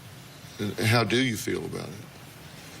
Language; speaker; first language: English; native; English